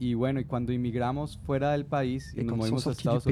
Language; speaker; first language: Spanish; native; Spanish